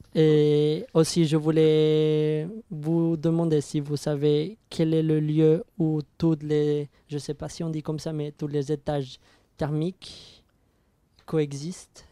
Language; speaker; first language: French; non-native, fluent; Spanish